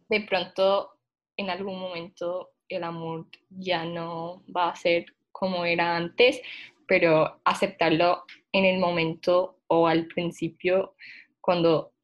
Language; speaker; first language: Spanish; non-native, fluent; English